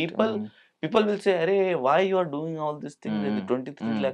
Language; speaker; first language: Telugu; non-native, local second language; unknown